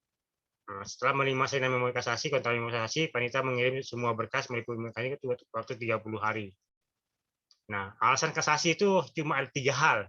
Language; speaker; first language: Indonesian; native; Indonesian